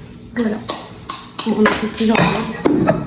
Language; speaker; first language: French; native; French